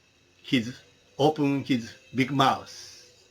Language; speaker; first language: English; non-native, learner; Japanese